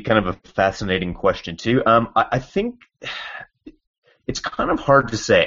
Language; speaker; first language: English; native; English